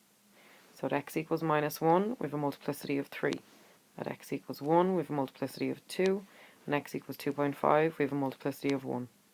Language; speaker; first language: English; native; English